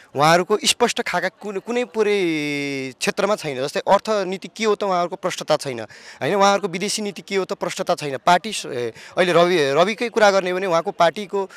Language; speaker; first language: Nepali; native; Nepali